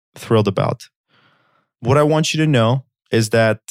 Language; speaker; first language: English; early bilingual, other home language; Armenian